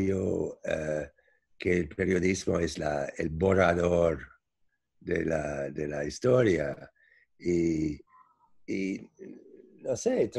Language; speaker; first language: Spanish; non-native, fluent; English